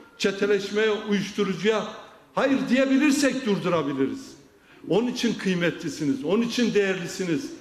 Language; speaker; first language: Turkish; non-native, local second language; Kurdish